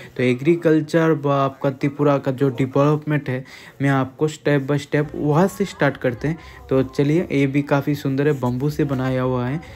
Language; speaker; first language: Hindi; non-native, local second language; Bangla